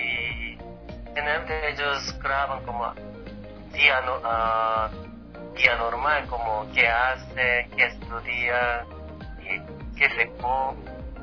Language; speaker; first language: Spanish; non-native, fluent; Korean